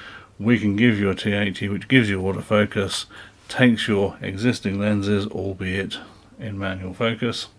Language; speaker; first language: English; native; English